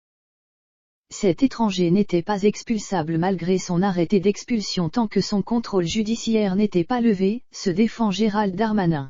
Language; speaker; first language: French; native; French